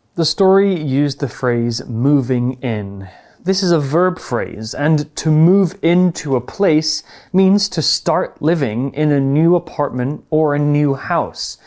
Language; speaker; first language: English; native; English